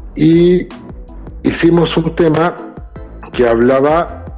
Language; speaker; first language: Spanish; native; Spanish